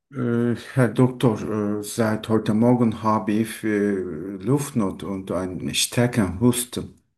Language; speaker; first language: German; non-native, learner; Turkish